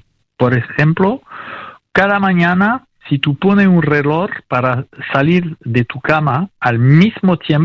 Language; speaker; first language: Spanish; non-native, fluent; French